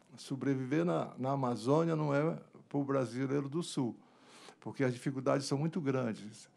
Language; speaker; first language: Portuguese; native; Portuguese